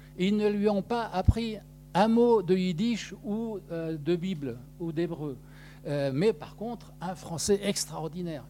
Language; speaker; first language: French; non-native, local second language; Arabic